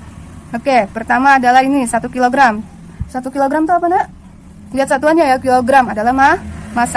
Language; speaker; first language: Indonesian; native; Indonesian